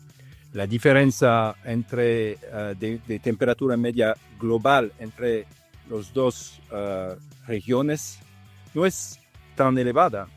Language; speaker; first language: Spanish; non-native, fluent; Italian